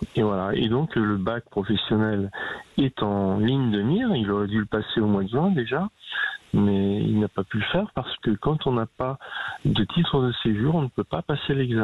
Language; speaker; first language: French; native; French